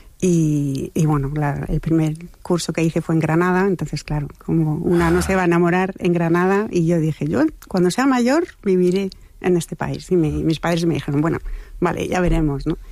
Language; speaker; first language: Spanish; non-native, fluent; French